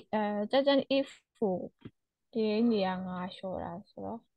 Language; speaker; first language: Chinese; non-native, learner; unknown